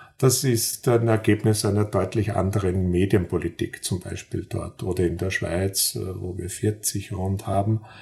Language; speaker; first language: German; native; German